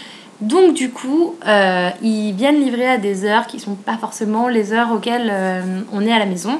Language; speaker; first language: French; native; French